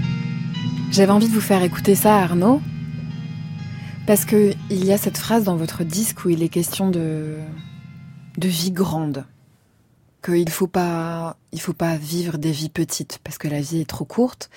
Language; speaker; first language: French; native; French